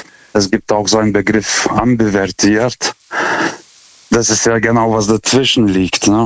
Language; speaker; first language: German; non-native, fluent; Lithuanian